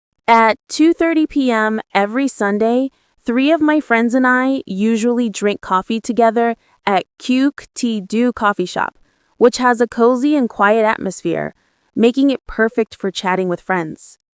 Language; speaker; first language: English; non-native, learner; Vietnamese